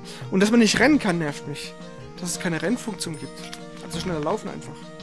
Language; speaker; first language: German; native; German